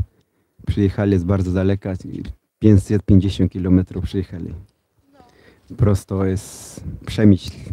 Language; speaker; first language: Polish; non-native, learner; Spanish